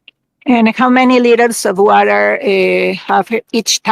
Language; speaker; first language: English; non-native, learner; Spanish